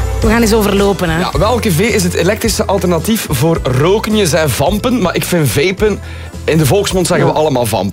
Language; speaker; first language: Dutch; native; Dutch